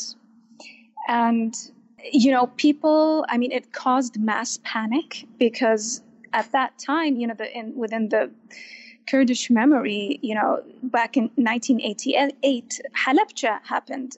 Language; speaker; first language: English; non-native, fluent; Arabic